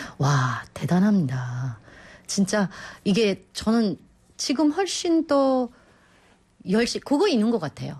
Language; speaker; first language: Korean; non-native, fluent; Filipino